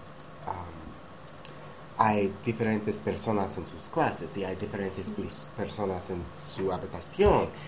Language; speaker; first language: Spanish; non-native, learner; English